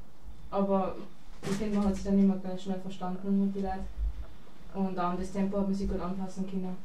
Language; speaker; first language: German; native; German